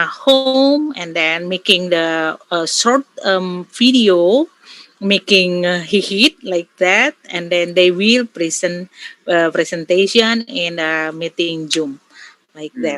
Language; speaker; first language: English; non-native, learner; Indonesian